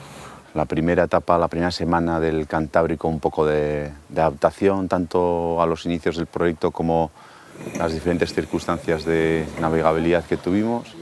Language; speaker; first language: Spanish; native; Spanish